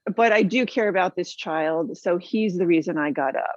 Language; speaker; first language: English; native; English